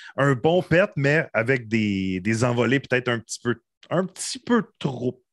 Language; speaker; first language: French; native; French